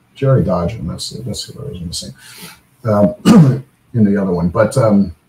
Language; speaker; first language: English; native; English